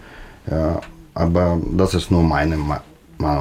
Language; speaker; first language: German; non-native, learner; Russian